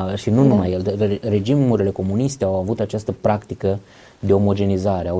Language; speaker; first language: Romanian; native; Romanian